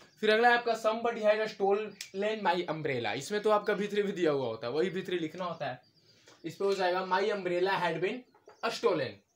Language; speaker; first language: Hindi; native; Hindi